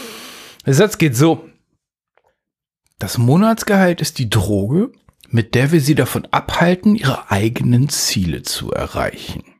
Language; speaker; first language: German; native; German